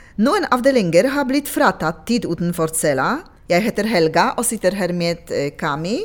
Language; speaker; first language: Norwegian; non-native, fluent; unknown